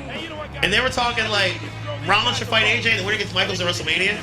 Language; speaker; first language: English; native; English